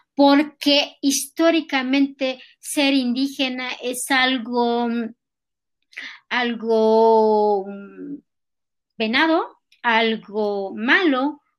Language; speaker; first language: Spanish; non-native, local second language; Nahuatl languages